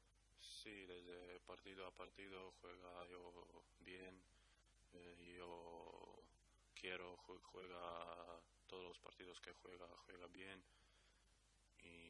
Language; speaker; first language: Spanish; non-native, learner; Croatian